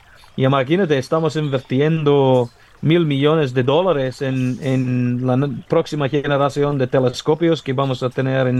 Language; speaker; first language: Spanish; non-native, fluent; English